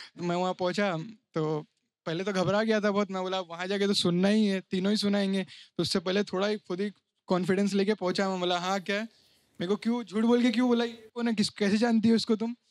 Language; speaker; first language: Hindi; native; Hindi